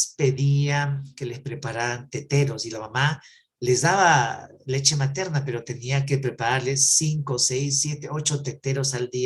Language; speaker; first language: Spanish; native; Spanish